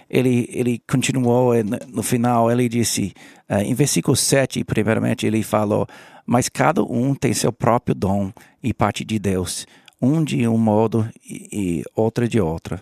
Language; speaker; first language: Portuguese; non-native, learner; English